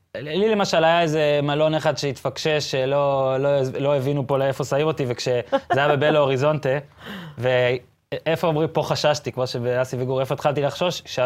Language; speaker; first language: Hebrew; native; Hebrew